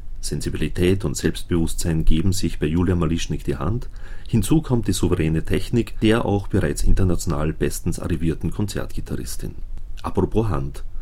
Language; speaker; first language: German; native; German